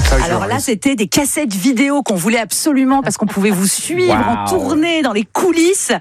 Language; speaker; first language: French; native; French